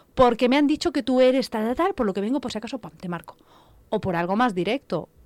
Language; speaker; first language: Spanish; native; Spanish